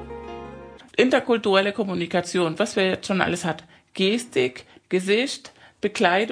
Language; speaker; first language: German; non-native, fluent; Spanish